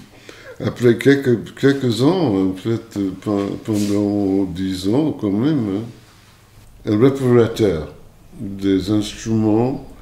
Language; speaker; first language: French; non-native, fluent; English